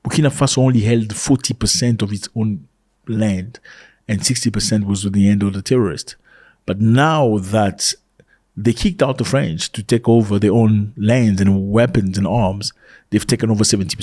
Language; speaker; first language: English; non-native, fluent; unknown